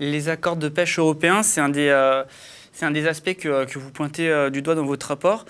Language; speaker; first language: French; native; French